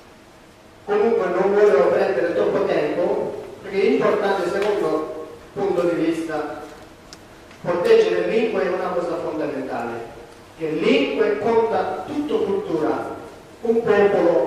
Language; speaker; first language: Italian; non-native, learner; Tibetan